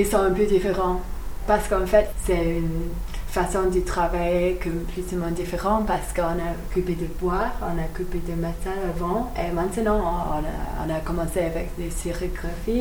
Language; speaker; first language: French; non-native, learner; English